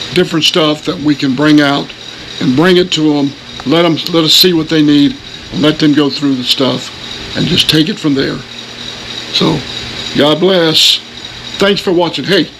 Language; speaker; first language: English; native; English